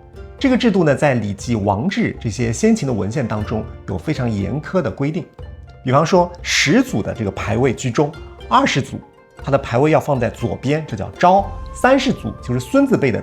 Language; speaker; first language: Chinese; native; Chinese